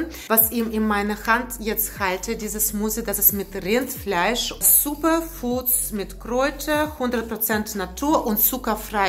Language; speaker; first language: German; non-native, learner; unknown